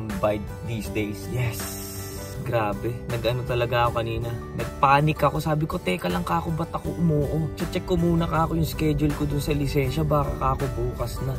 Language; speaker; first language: Filipino; native; Filipino